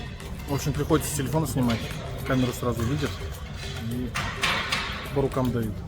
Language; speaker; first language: Russian; native; Russian